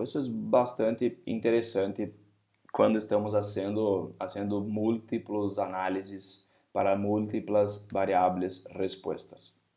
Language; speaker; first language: Spanish; non-native, fluent; Portuguese